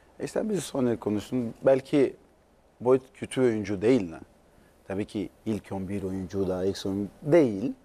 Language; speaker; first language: Turkish; non-native, learner; Portuguese